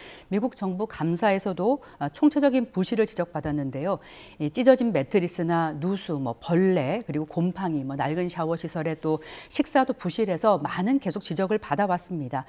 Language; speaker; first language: Korean; native; Korean